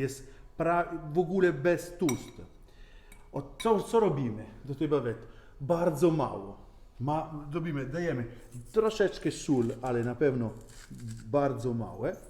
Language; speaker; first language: Polish; non-native, learner; Italian